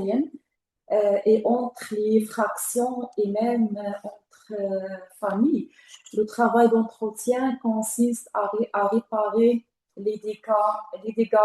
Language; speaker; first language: French; non-native, local second language; Arabic